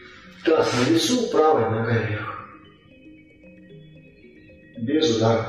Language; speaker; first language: Russian; native; Russian